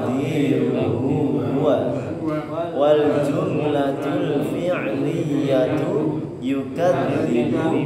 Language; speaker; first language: Arabic; non-native, fluent; Indonesian